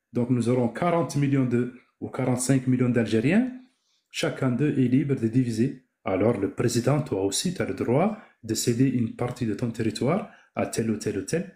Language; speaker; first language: French; non-native, local second language; Arabic